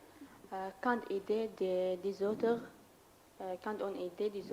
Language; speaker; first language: French; non-native, learner; Arabic